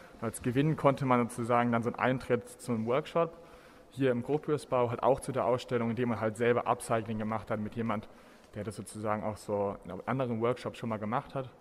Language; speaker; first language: German; native; German